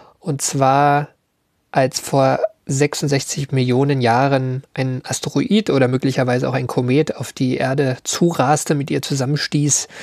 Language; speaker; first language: German; native; German